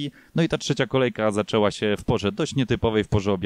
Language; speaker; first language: Polish; native; Polish